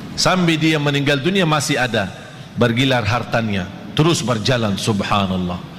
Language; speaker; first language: Malay; non-native, fluent; Arabic